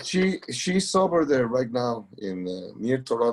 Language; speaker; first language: English; non-native, learner; Spanish